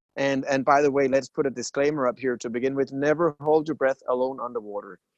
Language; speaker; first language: English; non-native, fluent; Danish